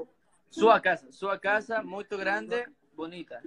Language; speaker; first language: Portuguese; non-native, learner; Spanish